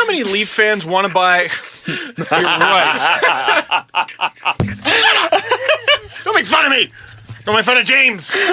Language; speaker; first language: English; native; English